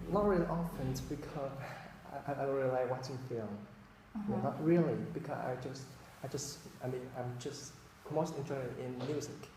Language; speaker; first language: English; non-native, fluent; Vietnamese